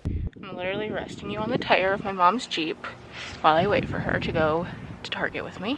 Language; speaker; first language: English; native; English